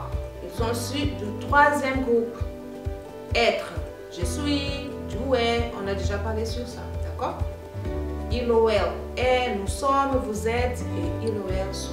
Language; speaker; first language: French; non-native, fluent; Portuguese